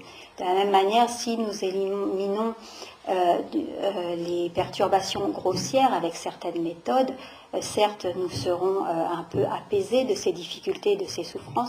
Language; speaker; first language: French; native; French